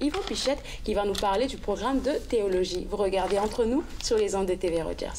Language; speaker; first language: French; native; French